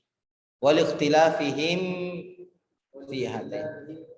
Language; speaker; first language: Arabic; non-native, fluent; Indonesian